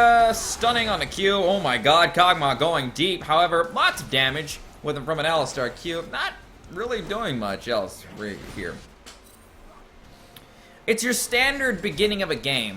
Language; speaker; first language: English; native; English